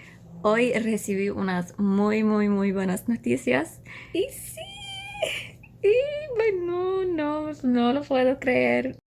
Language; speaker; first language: Spanish; non-native, learner; English